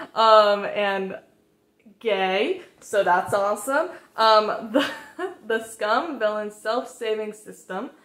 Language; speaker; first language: English; native; English